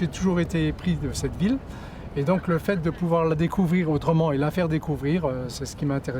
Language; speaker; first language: French; native; French